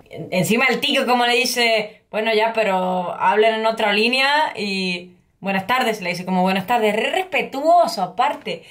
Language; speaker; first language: Spanish; native; Spanish